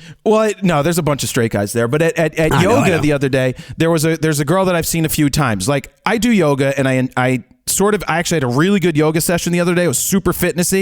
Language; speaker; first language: English; native; English